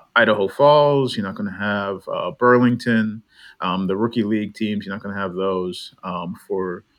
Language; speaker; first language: English; native; English